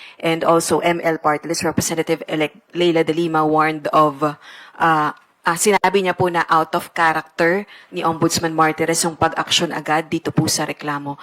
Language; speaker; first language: Filipino; native; Filipino